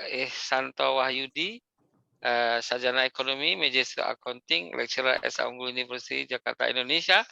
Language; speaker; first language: Malay; native; Malay